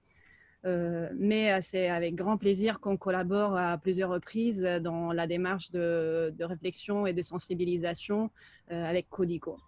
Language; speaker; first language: French; native; French